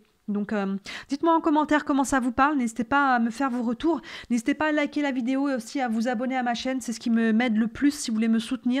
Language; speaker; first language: French; native; French